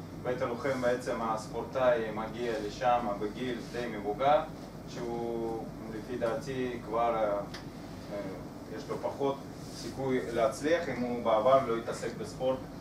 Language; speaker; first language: Hebrew; non-native, fluent; Russian